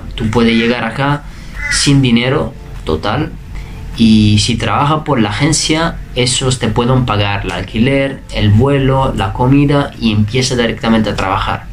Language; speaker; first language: Spanish; non-native, fluent; Italian